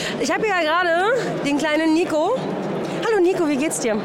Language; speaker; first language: German; native; German